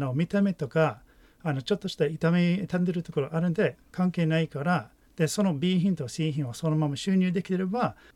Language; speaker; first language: Japanese; non-native, fluent; English